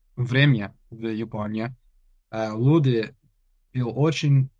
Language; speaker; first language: Russian; non-native, learner; English